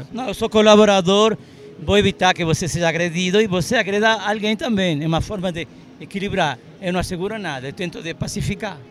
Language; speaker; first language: Portuguese; non-native, fluent; Arabic